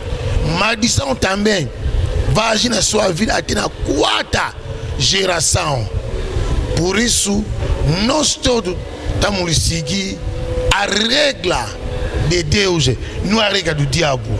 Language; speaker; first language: Portuguese; non-native, learner; Lingala